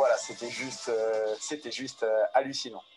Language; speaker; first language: French; native; French